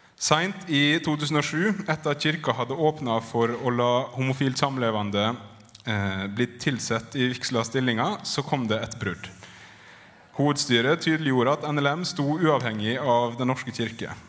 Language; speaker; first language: Norwegian; native; Norwegian